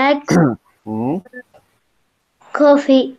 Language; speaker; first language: English; non-native, learner; Arabic